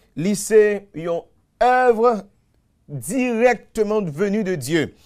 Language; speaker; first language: French; non-native, local second language; Haitian Creole